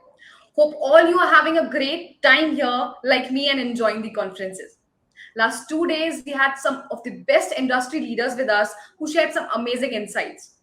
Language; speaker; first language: English; non-native, local second language; Hindi